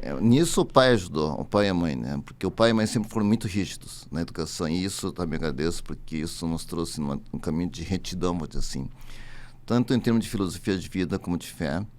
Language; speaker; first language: Portuguese; early bilingual, other home language; Japanese